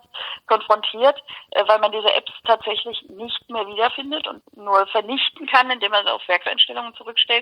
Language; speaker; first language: German; native; German